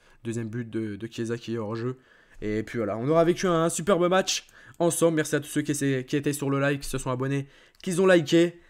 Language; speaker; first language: French; native; French